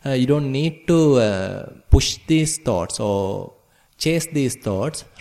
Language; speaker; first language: English; non-native, local second language; Sinhala